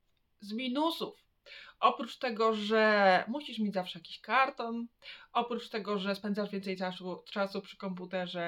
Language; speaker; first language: Polish; native; Polish